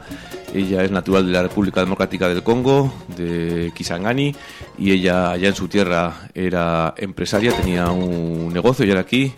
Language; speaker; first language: Spanish; native; Spanish